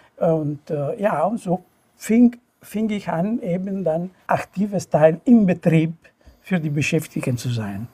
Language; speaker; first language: German; non-native, fluent; Italian